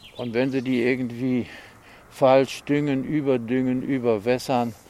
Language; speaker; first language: German; native; German